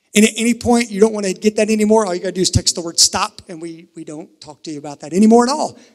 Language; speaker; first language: English; native; English